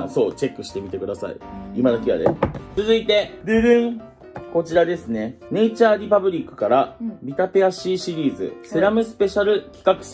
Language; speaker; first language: Japanese; native; Japanese